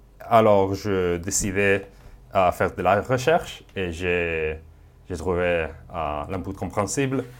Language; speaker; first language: French; non-native, fluent; Spanish